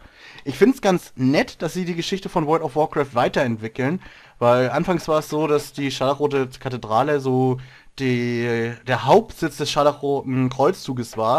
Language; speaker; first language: German; native; German